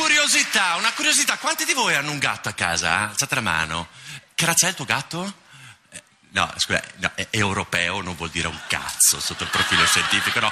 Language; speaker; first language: Italian; native; Italian